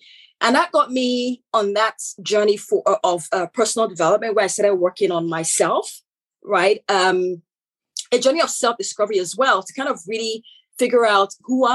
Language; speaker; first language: English; non-native, local second language; Yoruba